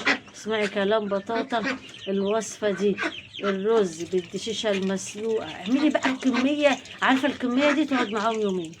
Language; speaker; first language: Arabic; native; Arabic